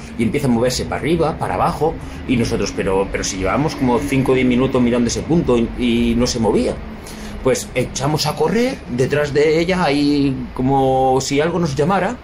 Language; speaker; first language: Spanish; native; Spanish